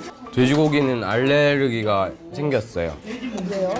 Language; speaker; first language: Korean; early bilingual, other home language; Urdu